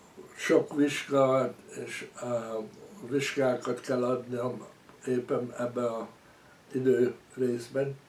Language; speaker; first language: Hungarian; early bilingual, heritage; Hungarian